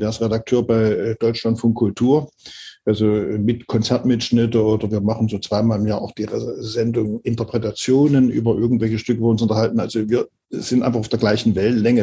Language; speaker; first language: German; native; German